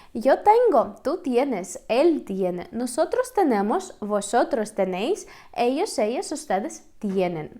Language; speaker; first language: Spanish; non-native, fluent; Ukrainian